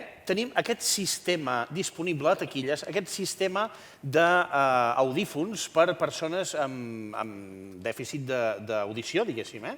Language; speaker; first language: Catalan; native; Catalan